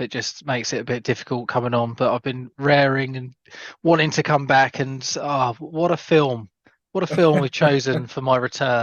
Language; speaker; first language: English; native; English